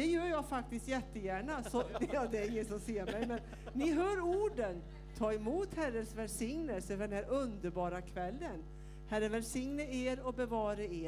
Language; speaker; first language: Swedish; native; Swedish